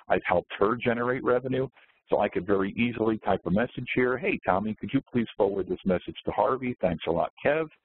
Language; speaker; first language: English; native; English